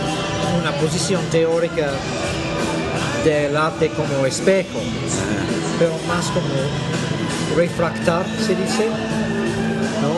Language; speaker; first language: Spanish; non-native, fluent; English